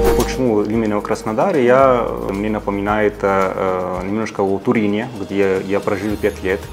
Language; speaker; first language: Russian; non-native, fluent; Italian